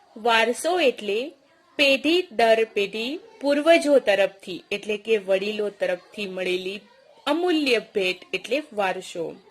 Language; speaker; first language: Gujarati; native; Gujarati